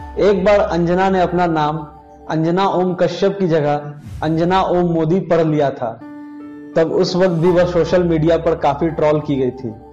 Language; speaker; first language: Hindi; native; Hindi